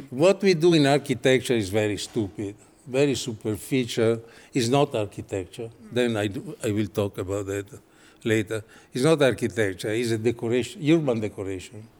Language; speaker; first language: English; non-native, fluent; Italian